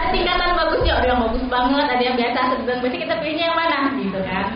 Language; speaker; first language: Indonesian; native; Indonesian